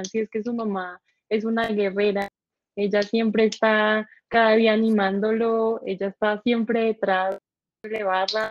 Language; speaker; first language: Spanish; native; Spanish